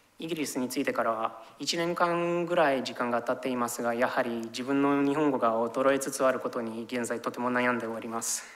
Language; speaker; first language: Japanese; non-native, fluent; Romanian